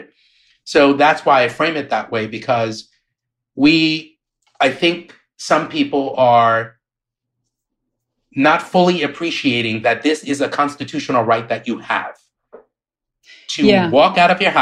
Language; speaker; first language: English; native; English